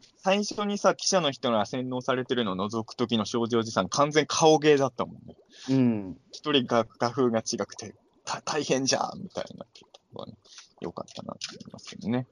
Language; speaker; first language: Japanese; native; Japanese